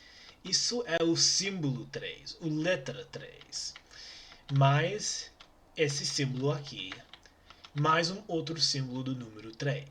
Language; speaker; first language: Portuguese; non-native, learner; English